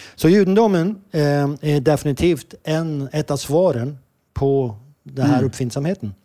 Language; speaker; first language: Swedish; non-native, fluent; Hebrew